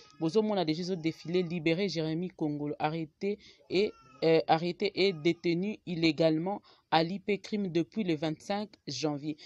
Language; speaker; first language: French; non-native, local second language; Lingala